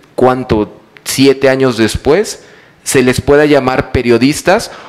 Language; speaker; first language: Spanish; native; Spanish